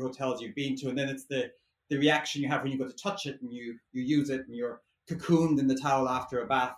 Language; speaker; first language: English; native; English